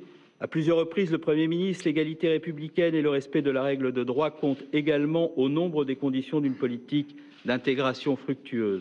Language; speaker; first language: French; native; French